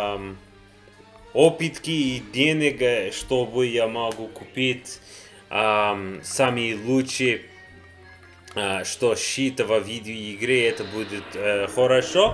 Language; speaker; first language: Russian; non-native, learner; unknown